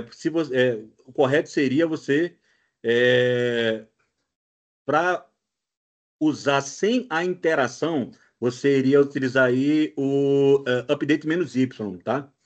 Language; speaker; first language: Portuguese; native; Portuguese